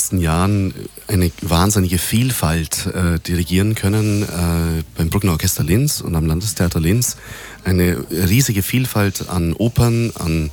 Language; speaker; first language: German; native; German